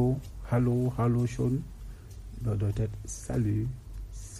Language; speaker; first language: German; non-native, fluent; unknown